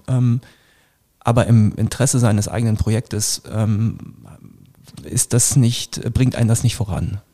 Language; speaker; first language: German; native; German